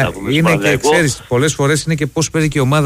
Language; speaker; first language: Greek; native; Greek